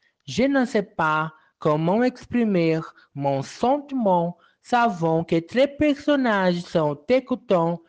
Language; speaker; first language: French; non-native, learner; Portuguese